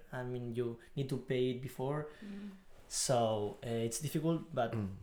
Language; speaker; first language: English; non-native, fluent; Spanish